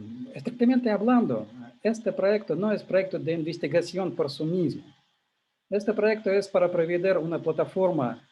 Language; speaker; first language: Spanish; non-native, learner; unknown